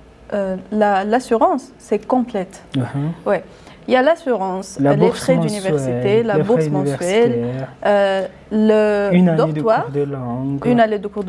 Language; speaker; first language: French; non-native, local second language; Arabic